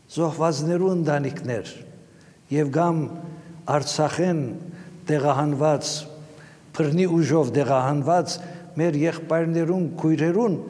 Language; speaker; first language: Armenian; native; Armenian